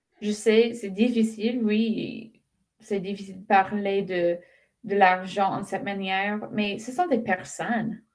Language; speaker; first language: French; non-native, fluent; English